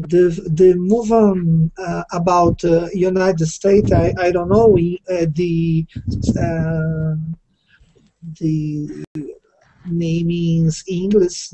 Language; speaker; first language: English; non-native, learner; Portuguese